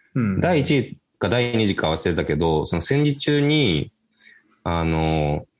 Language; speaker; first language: Japanese; native; Japanese